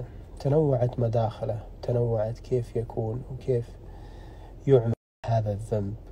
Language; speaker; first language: Arabic; native; Arabic